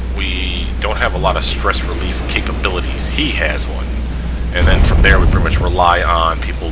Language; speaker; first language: English; native; English